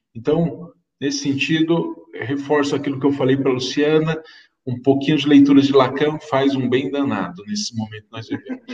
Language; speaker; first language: Portuguese; native; Portuguese